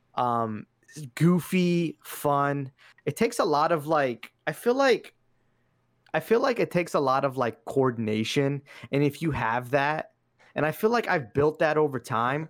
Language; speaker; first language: English; early bilingual, other home language; Arabic